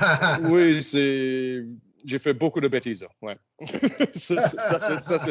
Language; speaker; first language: French; non-native, learner; English